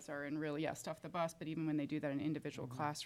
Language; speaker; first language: English; native; English